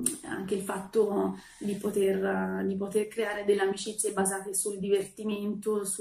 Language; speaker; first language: Italian; non-native, fluent; Portuguese